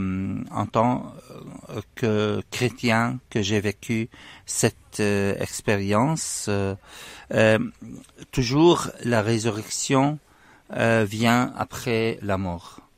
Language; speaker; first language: French; non-native, fluent; Arabic